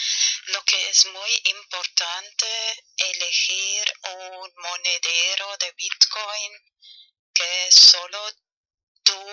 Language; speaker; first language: Spanish; non-native, fluent; German